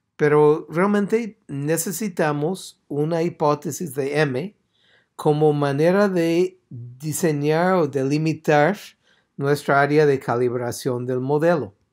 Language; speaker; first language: Spanish; non-native, fluent; English